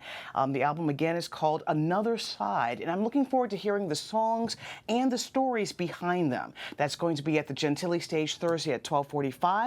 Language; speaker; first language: English; native; English